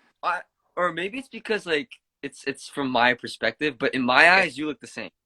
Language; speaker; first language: English; early bilingual, other home language; Korean